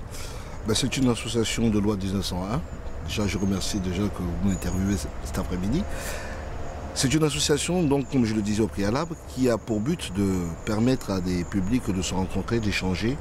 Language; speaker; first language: French; native; French